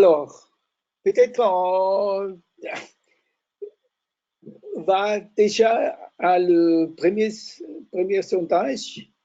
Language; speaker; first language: French; non-native, fluent; German